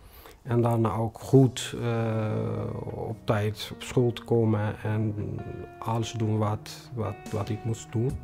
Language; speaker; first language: Dutch; non-native, fluent; Tigrinya